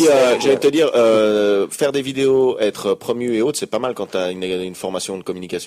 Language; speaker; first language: French; native; French